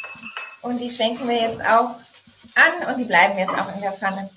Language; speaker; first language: German; native; German